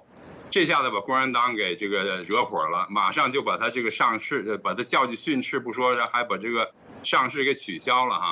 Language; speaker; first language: Chinese; native; Chinese